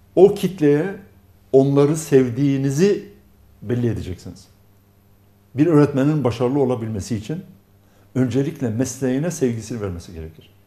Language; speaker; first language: Turkish; non-native, local second language; Arabic